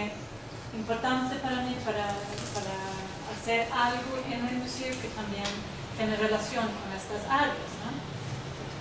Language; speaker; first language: Spanish; non-native, learner; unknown